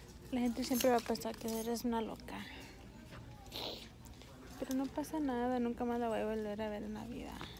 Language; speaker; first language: Spanish; early bilingual, heritage; Spanish